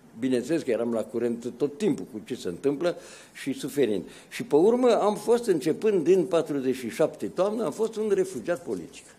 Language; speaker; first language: Romanian; native; Romanian